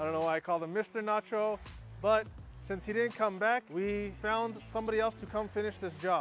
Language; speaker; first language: English; native; English